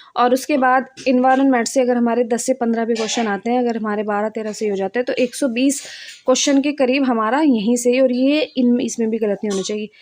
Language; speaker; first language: Hindi; native; Hindi